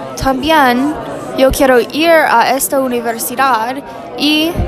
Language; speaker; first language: Spanish; non-native, learner; English